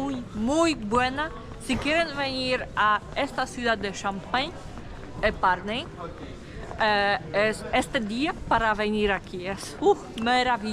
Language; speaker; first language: Spanish; non-native, fluent; Portuguese